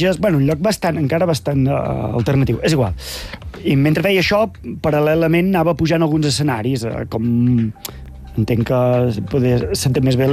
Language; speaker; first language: Catalan; native; Catalan